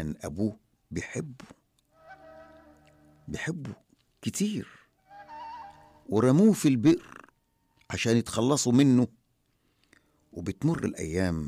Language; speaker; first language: Arabic; native; Arabic